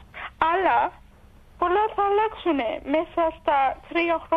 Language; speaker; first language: Greek; early bilingual, heritage; English